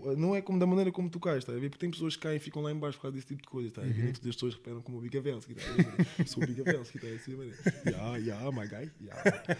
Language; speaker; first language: Portuguese; early bilingual, heritage; English